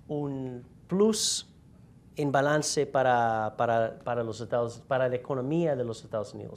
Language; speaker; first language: Spanish; non-native, fluent; English